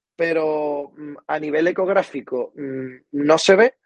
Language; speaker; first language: Spanish; native; Spanish